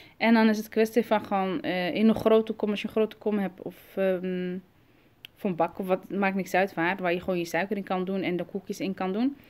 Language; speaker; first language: Dutch; early bilingual, other home language; Arabic